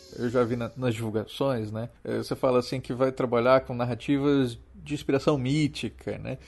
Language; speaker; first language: Portuguese; native; Portuguese